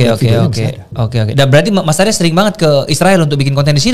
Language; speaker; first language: Indonesian; native; Indonesian